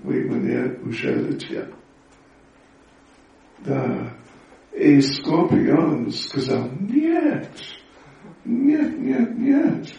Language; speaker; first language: Russian; non-native, learner; English